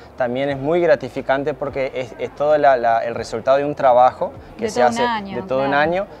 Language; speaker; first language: Spanish; early bilingual, heritage; Spanish